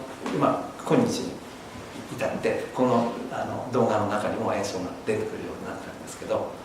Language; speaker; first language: Japanese; native; Japanese